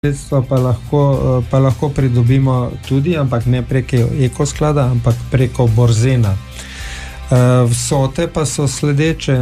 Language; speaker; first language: Slovenian; native; Slovenian